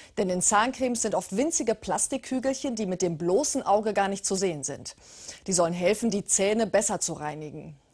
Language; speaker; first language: German; early bilingual, other home language; Turkish